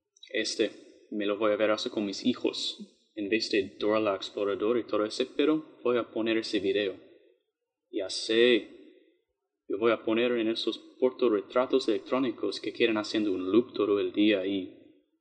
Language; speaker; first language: Spanish; non-native, fluent; English